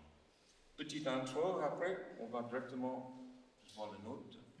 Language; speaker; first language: French; non-native, learner; English